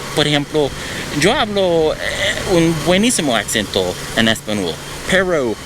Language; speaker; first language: Spanish; non-native, learner; English